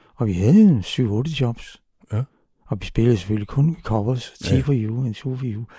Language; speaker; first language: Danish; native; Danish